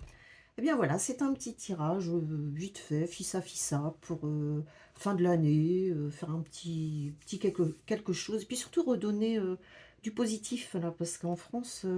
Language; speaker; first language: French; native; French